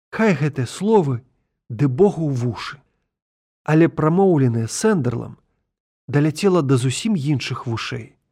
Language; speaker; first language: Belarusian; native; Belarusian